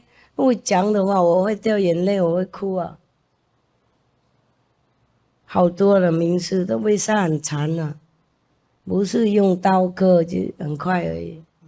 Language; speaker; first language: Chinese; non-native, fluent; Vietnamese